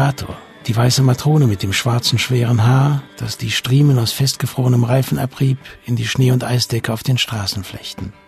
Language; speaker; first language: German; native; German